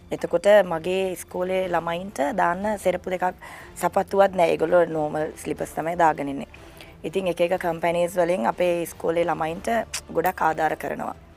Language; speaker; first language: Sinhala; native; Sinhala